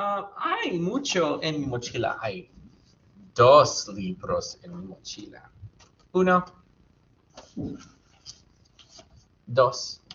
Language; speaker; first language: Spanish; non-native, fluent; English